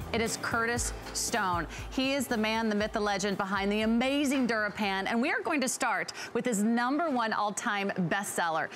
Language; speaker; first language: English; native; English